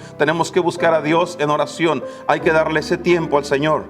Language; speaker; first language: Spanish; native; Spanish